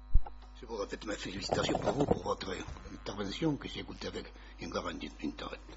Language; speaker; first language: French; non-native, learner; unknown